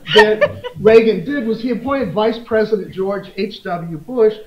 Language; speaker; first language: English; native; English